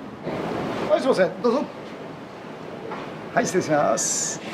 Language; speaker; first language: Japanese; native; Japanese